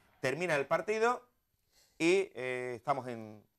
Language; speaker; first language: Spanish; native; Spanish